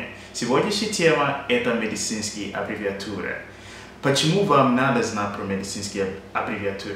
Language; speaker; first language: Russian; non-native, fluent; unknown